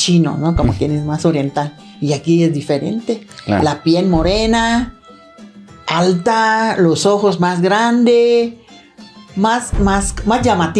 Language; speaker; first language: Spanish; non-native, learner; Thai